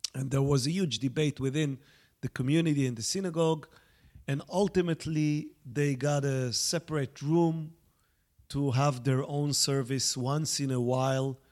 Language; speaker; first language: English; non-native, fluent; Hebrew